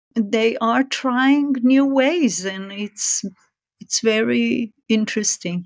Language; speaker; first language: English; non-native, fluent; Hebrew